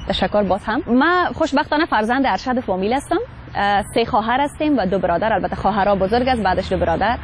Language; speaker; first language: Persian; native; Persian